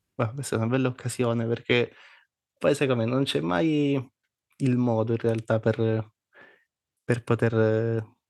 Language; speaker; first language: Italian; native; Italian